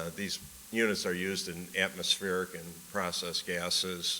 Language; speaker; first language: English; native; English